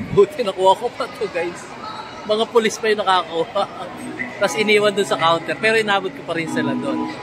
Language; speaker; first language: Filipino; native; Filipino